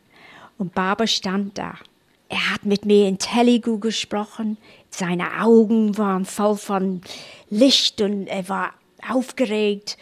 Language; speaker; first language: German; non-native, fluent; English